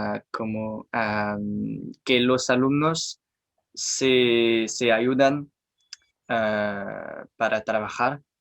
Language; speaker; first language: Spanish; non-native, learner; French